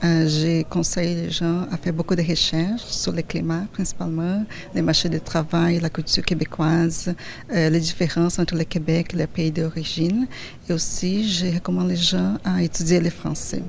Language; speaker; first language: French; non-native, fluent; Portuguese